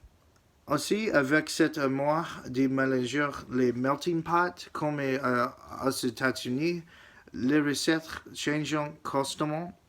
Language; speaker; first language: French; non-native, learner; English